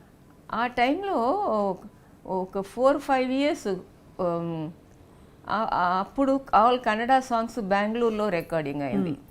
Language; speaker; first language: Telugu; non-native, local second language; Tamil